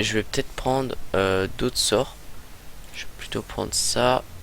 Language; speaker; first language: French; native; French